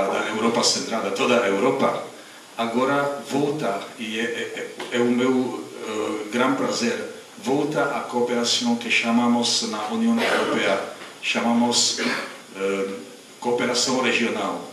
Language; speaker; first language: Portuguese; non-native, fluent; Czech